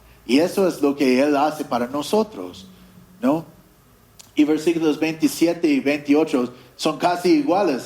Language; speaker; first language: Spanish; non-native, fluent; English